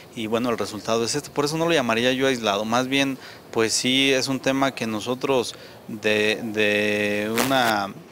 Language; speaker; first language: Spanish; native; Spanish